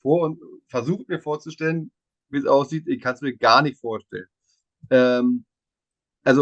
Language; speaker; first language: German; native; German